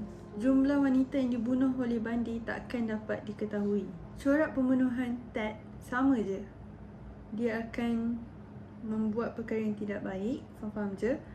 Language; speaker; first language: Malay; native; Malay